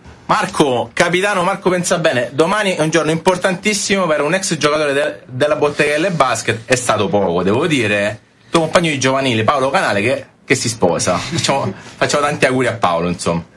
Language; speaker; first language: Italian; native; Italian